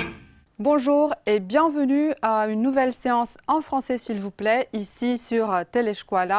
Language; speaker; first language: French; non-native, fluent; Romanian